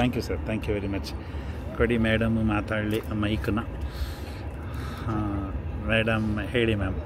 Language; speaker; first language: Kannada; native; Kannada